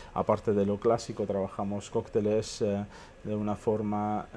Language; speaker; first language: Spanish; non-native, fluent; Armenian